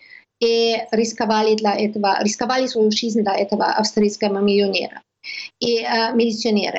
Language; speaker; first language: Russian; non-native, learner; German